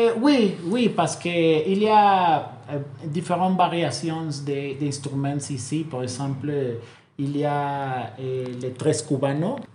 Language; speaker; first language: French; non-native, learner; Spanish